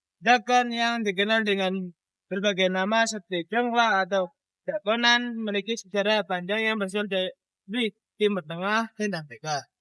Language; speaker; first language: Indonesian; native; Indonesian